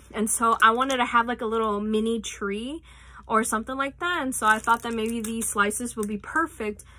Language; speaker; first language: English; native; English